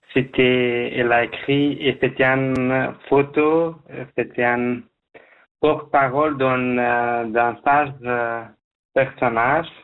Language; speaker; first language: French; non-native, learner; Persian